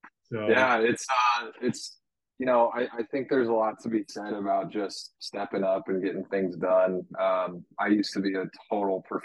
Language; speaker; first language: English; native; English